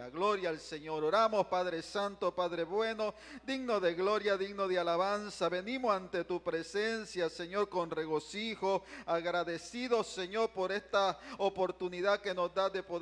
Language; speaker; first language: Spanish; native; Spanish